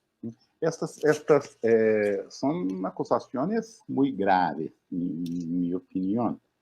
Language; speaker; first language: Spanish; non-native, learner; Portuguese